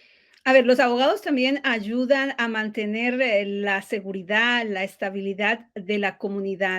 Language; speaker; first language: Spanish; native; Spanish